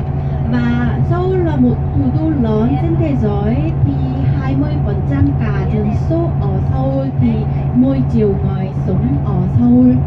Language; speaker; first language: Vietnamese; non-native, learner; Korean